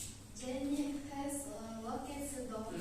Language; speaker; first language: English; non-native, learner; Russian